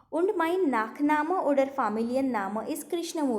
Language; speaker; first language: German; non-native, fluent; Marathi